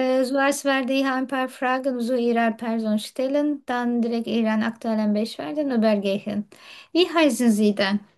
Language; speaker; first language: German; non-native, learner; Turkish